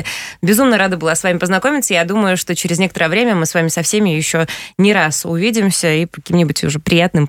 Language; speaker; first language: Russian; native; Russian